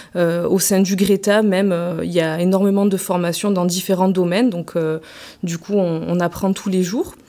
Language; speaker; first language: French; native; French